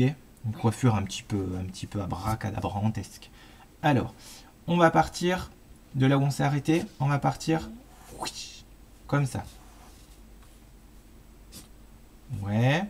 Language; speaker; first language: French; native; French